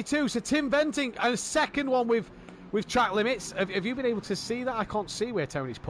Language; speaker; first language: English; native; English